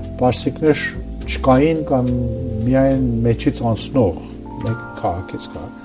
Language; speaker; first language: Armenian; early bilingual, heritage; Armenian